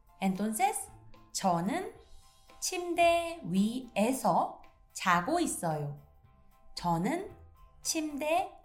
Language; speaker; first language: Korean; non-native, learner; Spanish